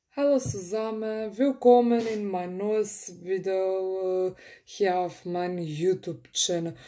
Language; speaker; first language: German; early bilingual, other home language; Macedonian